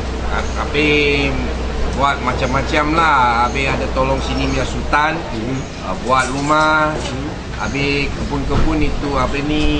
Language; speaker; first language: Indonesian; non-native, local second language; Chinese